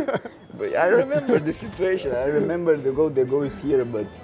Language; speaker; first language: English; non-native, learner; Portuguese